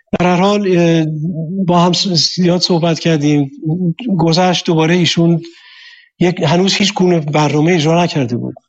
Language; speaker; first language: Persian; native; Persian